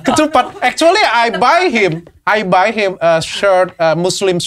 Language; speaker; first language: English; non-native, learner; Indonesian